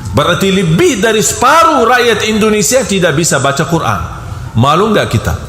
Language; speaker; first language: Malay; non-native, fluent; Arabic